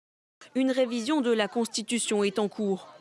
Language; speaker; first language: French; native; French